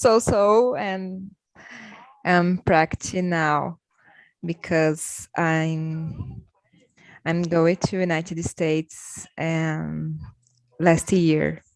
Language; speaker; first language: English; non-native, learner; Portuguese